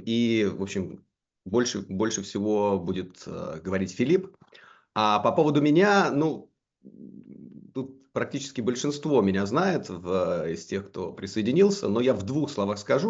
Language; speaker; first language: Russian; native; Russian